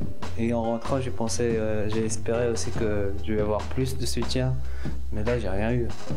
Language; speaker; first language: French; non-native, local second language; Arabic